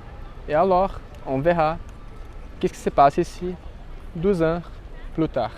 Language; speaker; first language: French; non-native, learner; Portuguese